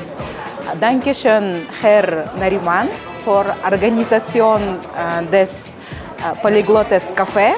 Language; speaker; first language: German; non-native, learner; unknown